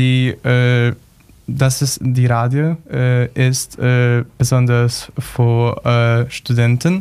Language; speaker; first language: German; non-native, learner; Polish